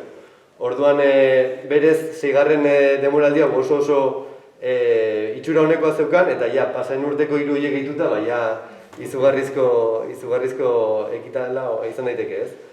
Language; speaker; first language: Basque; native; Basque